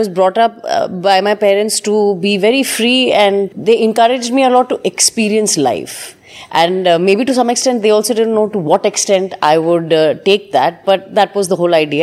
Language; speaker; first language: English; non-native, local second language; Hindi